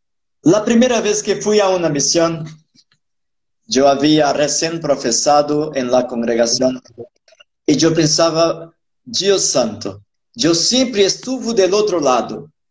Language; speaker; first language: Spanish; non-native, fluent; Portuguese